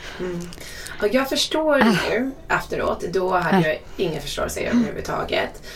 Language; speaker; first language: Swedish; non-native, fluent; English